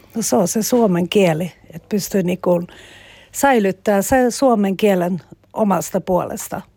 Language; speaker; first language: Finnish; early bilingual, heritage; Finnish